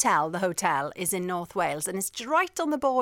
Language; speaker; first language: English; non-native, local second language; Welsh